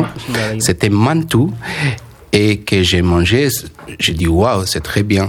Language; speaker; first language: French; non-native, learner; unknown